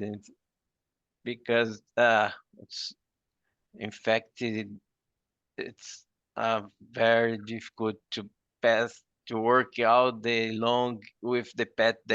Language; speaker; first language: English; non-native, fluent; Portuguese